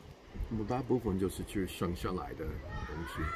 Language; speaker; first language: Chinese; non-native, fluent; English